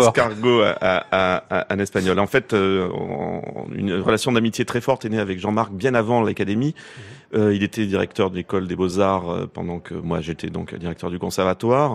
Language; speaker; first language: French; native; French